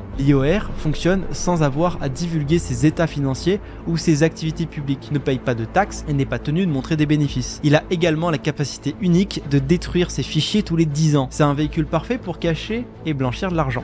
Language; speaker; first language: French; native; French